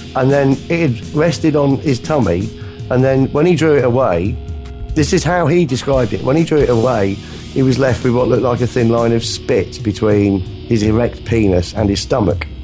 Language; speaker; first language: English; native; English